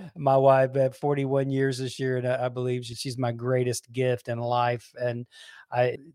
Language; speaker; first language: English; native; English